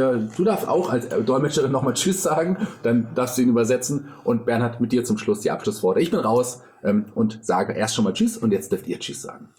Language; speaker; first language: German; native; German